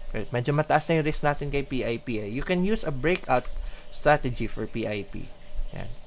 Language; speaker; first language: Filipino; non-native, local second language; Cebuano